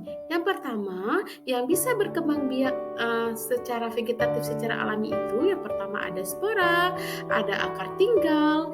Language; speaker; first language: Indonesian; native; Indonesian